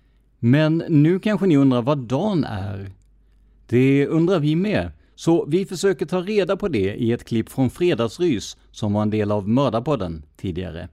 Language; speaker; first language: Swedish; native; Swedish